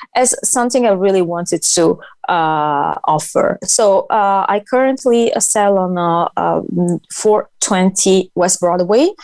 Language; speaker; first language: English; non-native, fluent; Italian